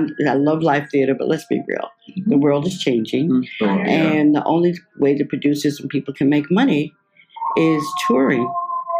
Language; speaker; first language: English; native; English